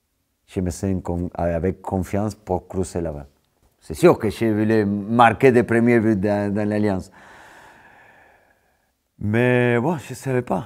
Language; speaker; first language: French; non-native, fluent; Spanish